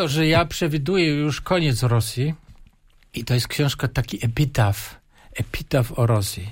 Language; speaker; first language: Polish; non-native, fluent; German